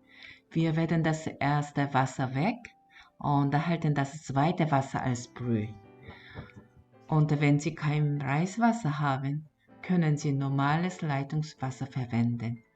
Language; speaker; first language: German; non-native, fluent; Korean